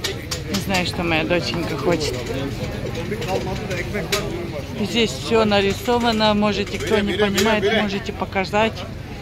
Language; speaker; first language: Russian; native; Russian